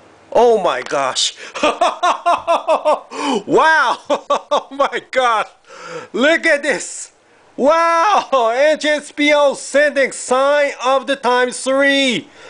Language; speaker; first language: English; non-native, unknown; Japanese